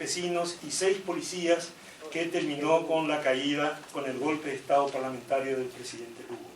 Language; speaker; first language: Spanish; native; Spanish